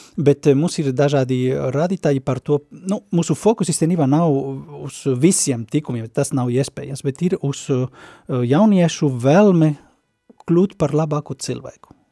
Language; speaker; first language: Latvian; non-native, fluent; Spanish